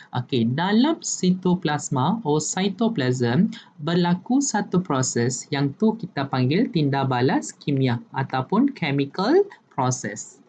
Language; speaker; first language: Malay; non-native, local second language; Tamil